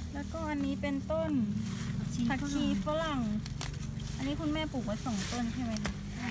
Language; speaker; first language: Thai; native; Thai